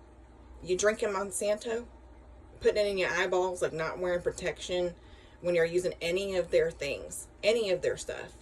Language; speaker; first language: English; native; English